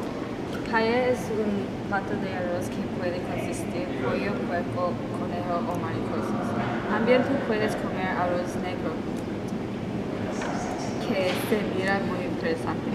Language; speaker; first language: Spanish; non-native, learner; English